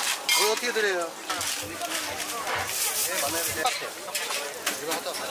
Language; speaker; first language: Korean; native; Korean